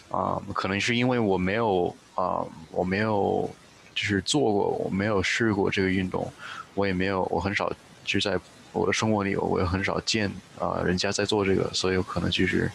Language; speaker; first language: Chinese; early bilingual, heritage; Chinese